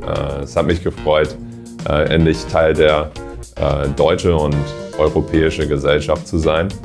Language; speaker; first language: German; non-native, fluent; English